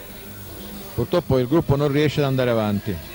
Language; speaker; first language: Italian; native; Italian